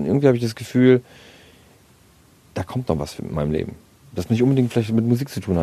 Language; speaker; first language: German; native; German